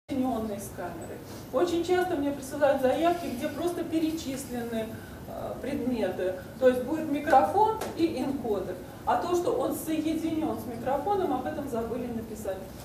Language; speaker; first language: Russian; native; Russian